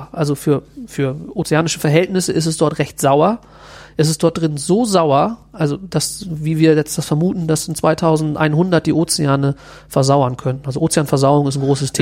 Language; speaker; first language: German; native; German